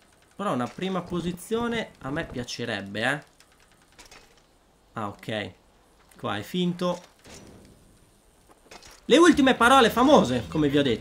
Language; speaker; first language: Italian; native; Italian